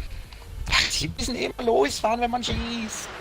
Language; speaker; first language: German; native; German